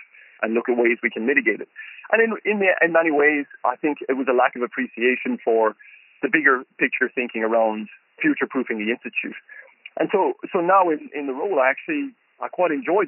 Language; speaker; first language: English; native; English